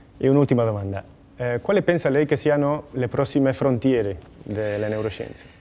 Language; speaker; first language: Italian; non-native, fluent; Spanish